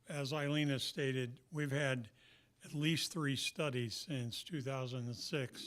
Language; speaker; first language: English; native; English